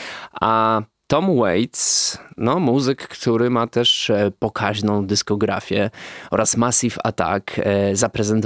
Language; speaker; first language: Polish; native; Polish